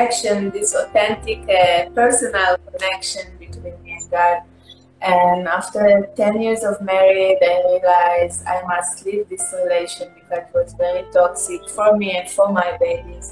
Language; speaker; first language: English; non-native, learner; Hebrew